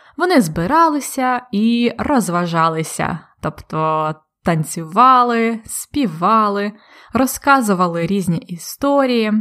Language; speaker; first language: Ukrainian; native; Ukrainian